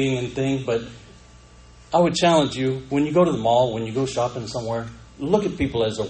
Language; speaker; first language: English; native; English